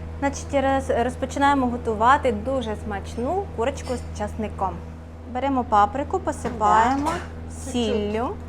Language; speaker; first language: Ukrainian; native; Ukrainian